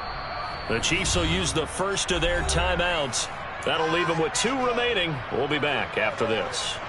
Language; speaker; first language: English; native; English